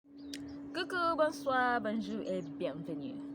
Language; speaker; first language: French; non-native, learner; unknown